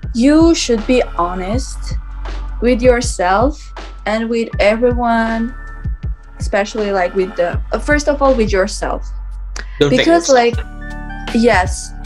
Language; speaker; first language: English; non-native, fluent; Armenian